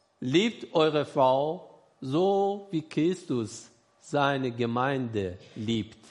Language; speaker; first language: German; non-native, learner; Persian